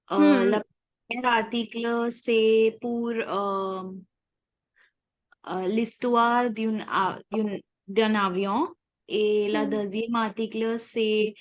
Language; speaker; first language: French; non-native, learner; Hindi